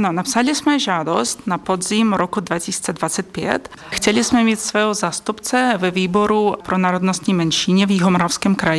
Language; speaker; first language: Czech; non-native, fluent; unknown